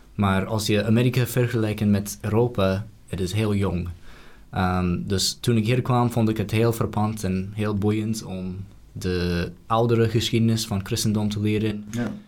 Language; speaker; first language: Dutch; non-native, fluent; English